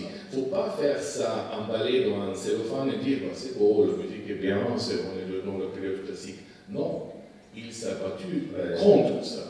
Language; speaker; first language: French; non-native, fluent; Slovenian